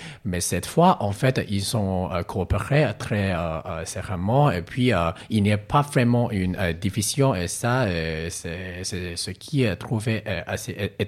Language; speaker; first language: French; non-native, learner; Cantonese